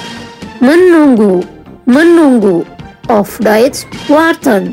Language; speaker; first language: German; non-native, learner; Indonesian